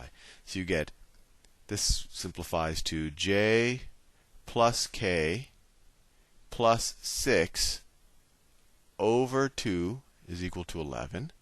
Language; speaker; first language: English; native; English